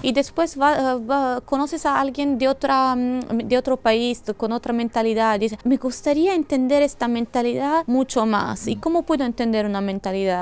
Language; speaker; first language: Spanish; non-native, fluent; Italian